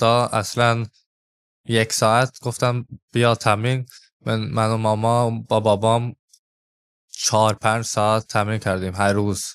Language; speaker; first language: Persian; early bilingual, heritage; English